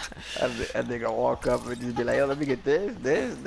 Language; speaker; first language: English; native; English